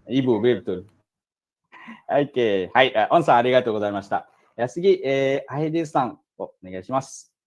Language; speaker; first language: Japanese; non-native, fluent; Malay